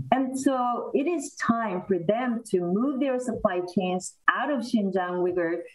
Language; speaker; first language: English; non-native, fluent; Korean